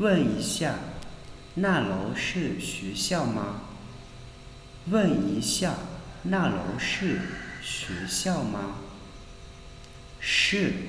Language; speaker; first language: Chinese; non-native, fluent; Hmong